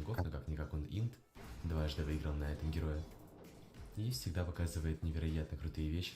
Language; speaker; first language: Russian; native; Russian